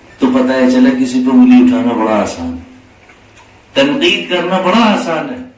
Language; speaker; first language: Urdu; native; Urdu